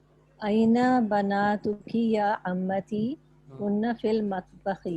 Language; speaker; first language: Arabic; non-native, learner; Urdu